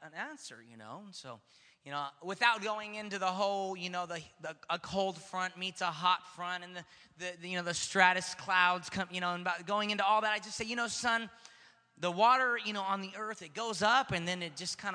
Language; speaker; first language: English; native; English